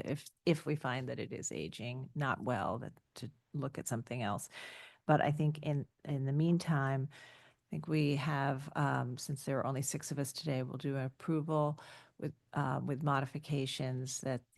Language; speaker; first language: English; native; English